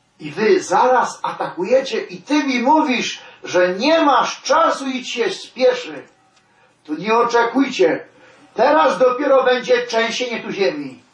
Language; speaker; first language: Polish; native; Polish